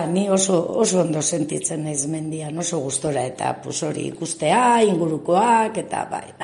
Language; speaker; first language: Basque; non-native, local second language; Spanish